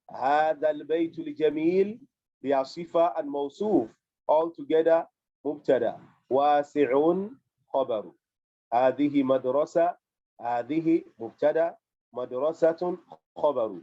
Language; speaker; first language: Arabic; non-native, fluent; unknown